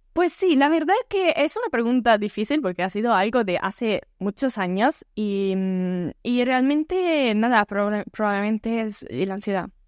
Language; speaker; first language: Spanish; non-native, fluent; Italian